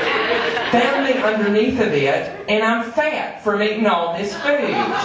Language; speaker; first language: English; native; English